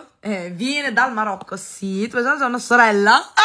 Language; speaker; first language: Italian; early bilingual, other home language; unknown